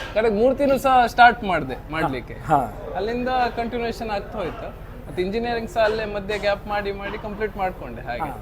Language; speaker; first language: Kannada; native; Kannada